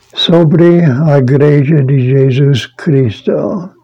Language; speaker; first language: Portuguese; non-native, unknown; English